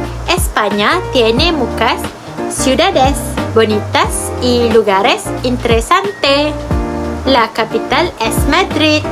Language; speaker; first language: Spanish; non-native, learner; Malay